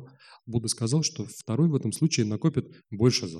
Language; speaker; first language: Russian; native; Russian